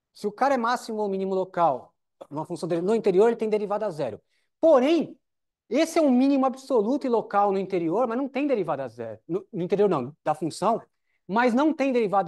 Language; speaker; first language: Portuguese; native; Portuguese